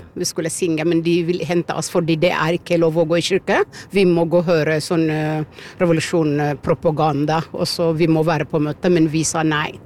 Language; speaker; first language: Norwegian; non-native, learner; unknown